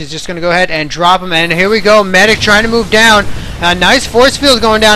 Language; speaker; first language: English; native; English